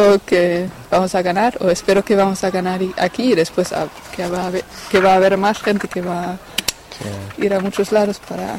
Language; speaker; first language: Spanish; non-native, fluent; French